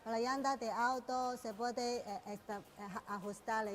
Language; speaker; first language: Spanish; non-native, learner; Chinese